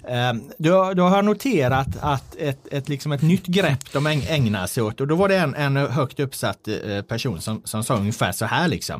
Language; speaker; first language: Swedish; native; Swedish